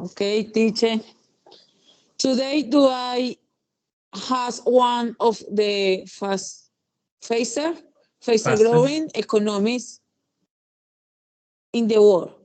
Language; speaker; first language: English; non-native, learner; Spanish